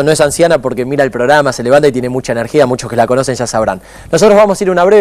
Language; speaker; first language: Spanish; native; Spanish